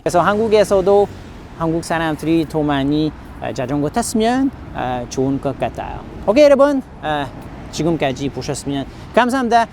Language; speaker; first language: Korean; non-native, learner; English